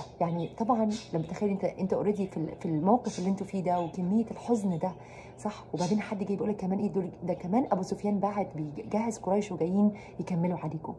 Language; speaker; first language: Arabic; native; Arabic